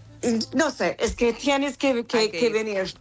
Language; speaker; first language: Spanish; non-native, fluent; English